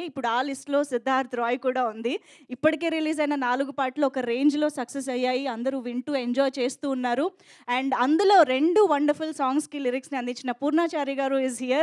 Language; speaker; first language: Telugu; native; Telugu